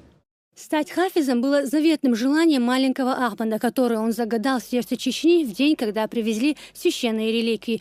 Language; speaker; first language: Russian; native; Russian